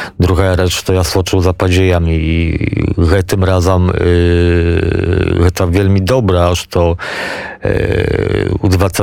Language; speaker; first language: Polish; non-native, local second language; Belarusian